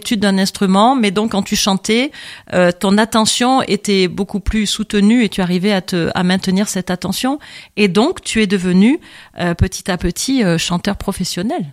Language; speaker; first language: French; native; French